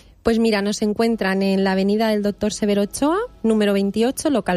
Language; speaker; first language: Spanish; native; Spanish